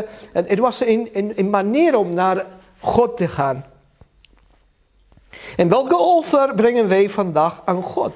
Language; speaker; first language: Dutch; non-native, learner; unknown